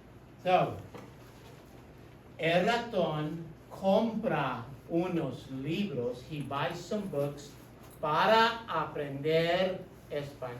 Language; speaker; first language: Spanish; non-native, fluent; English